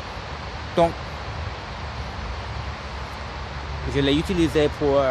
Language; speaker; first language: French; non-native, learner; English